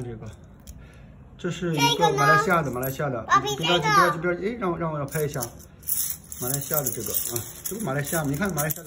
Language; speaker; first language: Chinese; native; Chinese